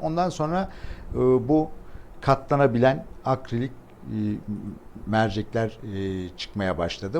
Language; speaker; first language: Turkish; native; Turkish